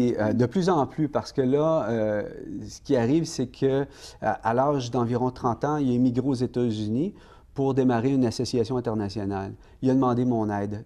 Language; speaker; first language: French; native; French